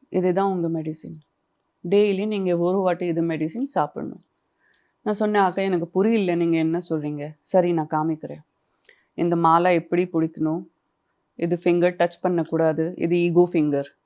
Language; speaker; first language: Tamil; non-native, fluent; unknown